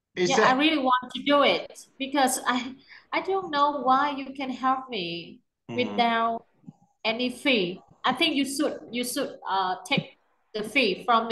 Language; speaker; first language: English; non-native, learner; Vietnamese